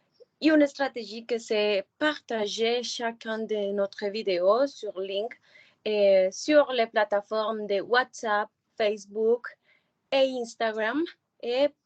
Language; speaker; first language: French; non-native, learner; Spanish